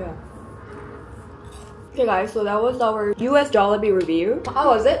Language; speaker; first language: English; non-native, local second language; Korean